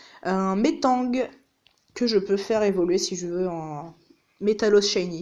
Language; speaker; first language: French; native; French